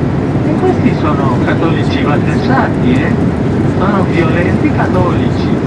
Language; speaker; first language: Italian; non-native, fluent; Spanish